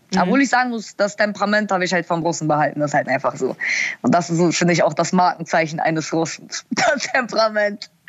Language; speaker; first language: German; early bilingual, other home language; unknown